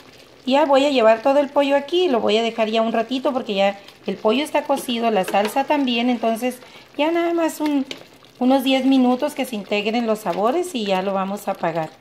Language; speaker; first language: Spanish; native; Spanish